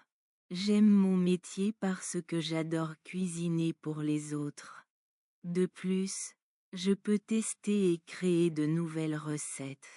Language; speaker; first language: French; non-native, learner; Bangla